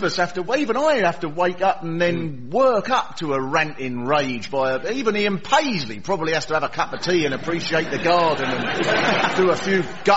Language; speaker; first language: English; native; English